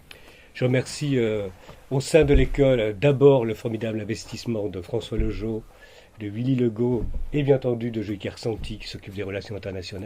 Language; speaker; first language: French; native; French